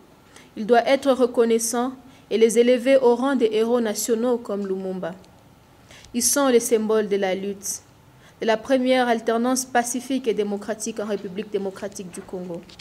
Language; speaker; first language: French; non-native, local second language; Swahili